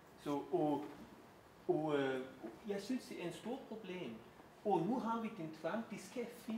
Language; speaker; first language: Danish; non-native, fluent; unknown